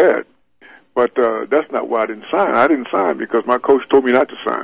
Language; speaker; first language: English; native; English